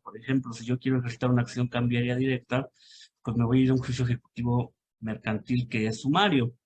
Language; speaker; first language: Spanish; native; Spanish